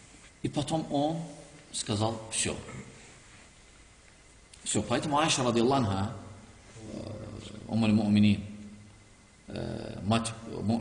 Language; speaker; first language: Russian; non-native, learner; Azerbaijani